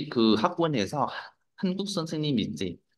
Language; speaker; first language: Korean; non-native, fluent; Vietnamese